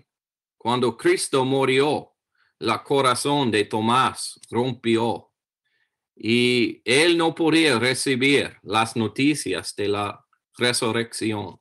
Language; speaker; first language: Spanish; non-native, learner; English